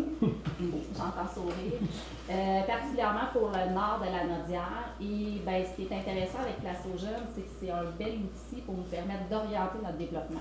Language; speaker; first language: French; native; French